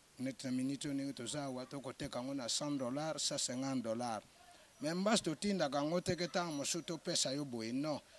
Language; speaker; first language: Lingala; non-native, local second language; Kongo